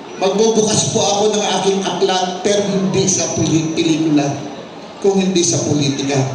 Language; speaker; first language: Filipino; native; Filipino